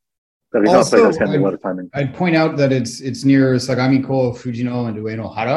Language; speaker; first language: English; native; English